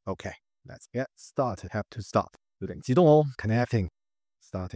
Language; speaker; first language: English; non-native, fluent; Chinese